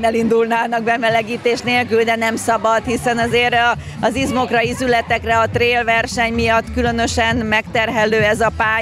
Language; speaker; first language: Hungarian; native; Hungarian